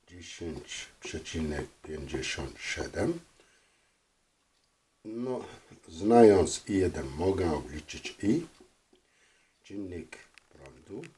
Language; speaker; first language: Polish; non-native, fluent; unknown